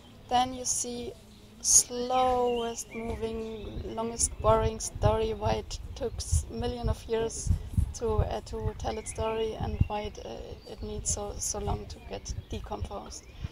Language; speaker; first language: English; non-native, fluent; German